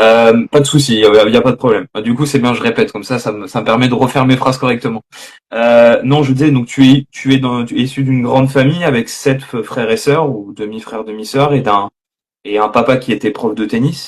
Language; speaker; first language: French; native; French